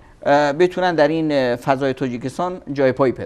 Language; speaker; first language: Persian; native; Persian